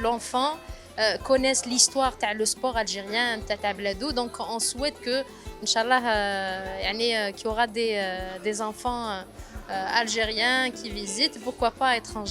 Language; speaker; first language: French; non-native, local second language; Arabic